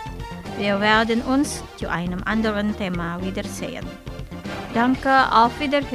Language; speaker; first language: German; non-native, fluent; Indonesian